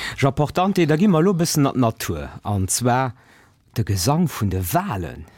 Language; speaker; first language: Luxembourgish; early bilingual, other home language; Italian